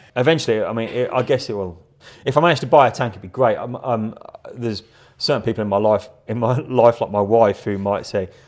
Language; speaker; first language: English; native; English